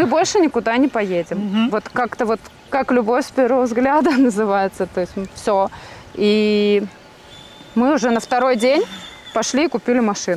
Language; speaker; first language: Russian; native; Russian